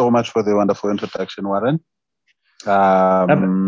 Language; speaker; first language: English; non-native, local second language; Xhosa